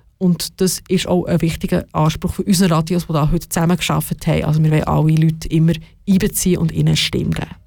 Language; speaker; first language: German; native; German